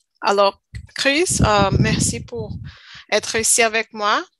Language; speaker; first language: French; non-native, learner; Portuguese